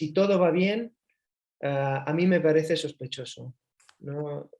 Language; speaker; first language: Spanish; early bilingual, heritage; Spanish